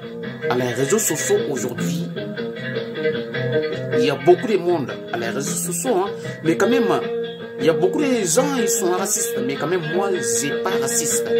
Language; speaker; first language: French; non-native, learner; Bambara